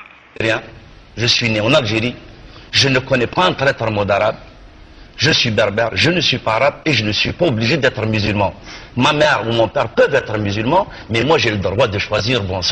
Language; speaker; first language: French; non-native, local second language; Kabyle